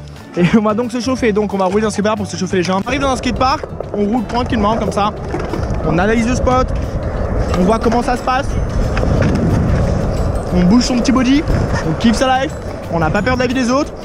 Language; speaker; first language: French; native; French